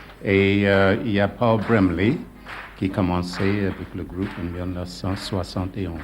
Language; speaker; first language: French; non-native, learner; English